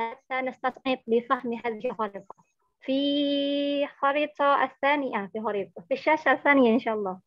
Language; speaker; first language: Arabic; non-native, learner; Indonesian